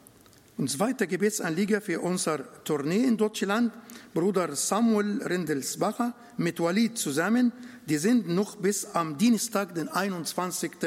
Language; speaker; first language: German; non-native, learner; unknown